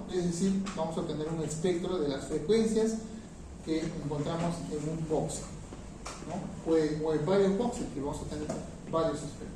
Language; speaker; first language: Spanish; native; Spanish